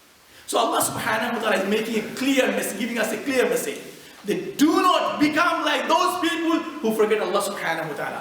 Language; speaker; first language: English; non-native, fluent; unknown